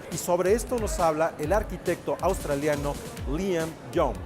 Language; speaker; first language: Spanish; native; Spanish